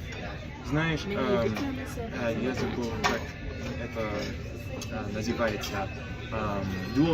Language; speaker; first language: Russian; non-native, learner; English